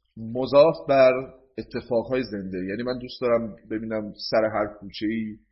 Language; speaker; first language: Persian; native; Persian